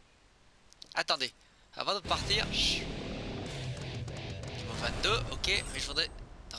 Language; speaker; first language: French; native; French